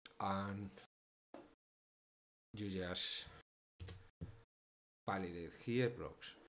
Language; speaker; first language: English; non-native, learner; German